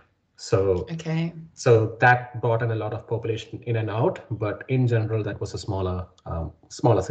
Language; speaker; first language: English; non-native, local second language; Malayalam